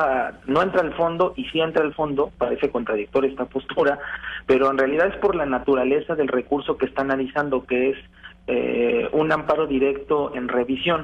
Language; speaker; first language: Spanish; native; Spanish